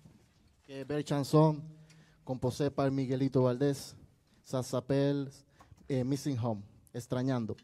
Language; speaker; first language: French; non-native, learner; Spanish